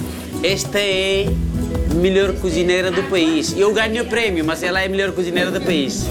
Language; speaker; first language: Portuguese; non-native, fluent; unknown